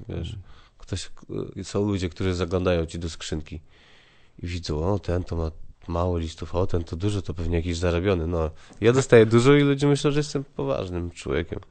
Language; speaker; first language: Polish; native; Polish